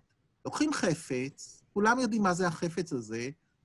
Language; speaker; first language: Hebrew; native; Hebrew